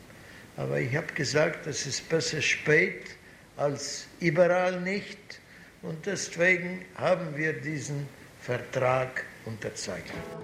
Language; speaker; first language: German; non-native, fluent; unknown